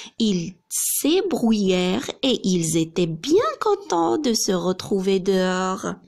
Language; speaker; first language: French; non-native, local second language; Arabic